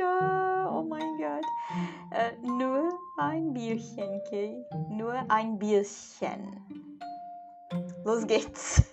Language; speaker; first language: German; non-native, learner; Portuguese